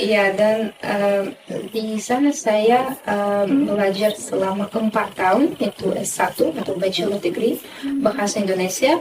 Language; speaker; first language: Indonesian; non-native, fluent; Russian